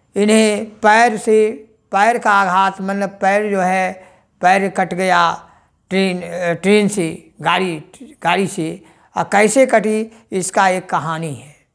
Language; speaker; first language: Hindi; native; Hindi